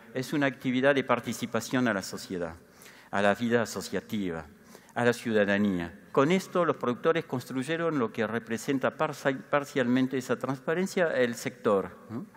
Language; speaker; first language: Spanish; non-native, fluent; French